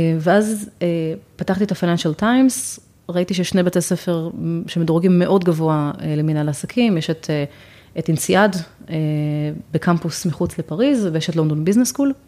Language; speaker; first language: Hebrew; native; Hebrew